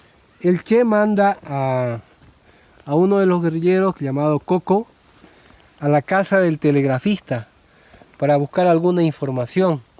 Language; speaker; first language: Spanish; native; Spanish